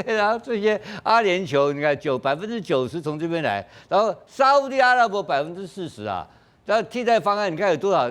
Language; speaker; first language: Chinese; native; Chinese